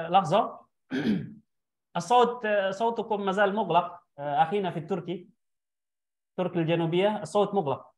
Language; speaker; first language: Arabic; non-native, fluent; Indonesian